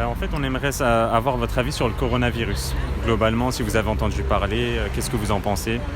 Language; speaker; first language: French; native; French